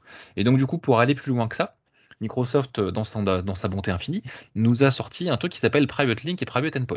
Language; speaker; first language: French; native; French